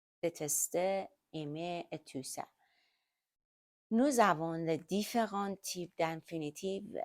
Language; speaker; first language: French; non-native, learner; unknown